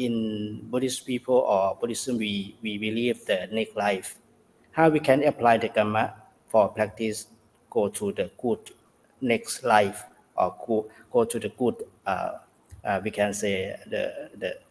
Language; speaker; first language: English; non-native, learner; Thai